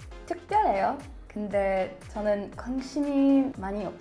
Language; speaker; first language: Korean; non-native, learner; English